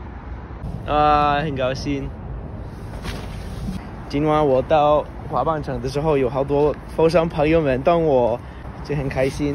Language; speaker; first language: Chinese; non-native, learner; English